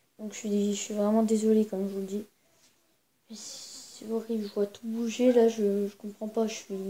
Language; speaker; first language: French; native; French